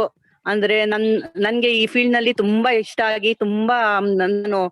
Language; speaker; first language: Kannada; non-native, local second language; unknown